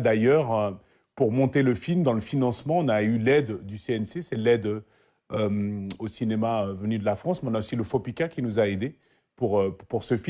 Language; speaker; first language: French; native; French